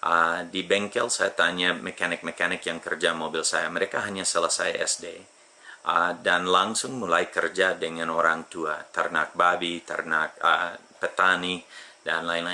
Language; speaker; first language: Indonesian; non-native, fluent; English